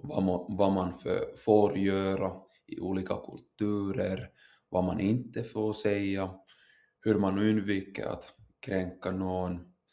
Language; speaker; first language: Swedish; non-native, local second language; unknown